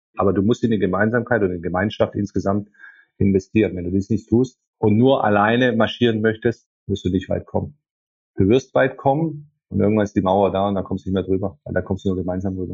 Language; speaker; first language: German; early bilingual, other home language; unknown